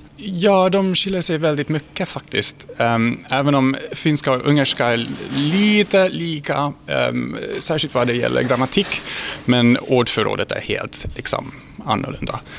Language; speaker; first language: Swedish; non-native, fluent; Hungarian